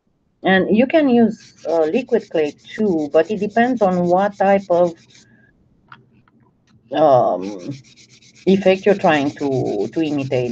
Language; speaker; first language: English; non-native, fluent; French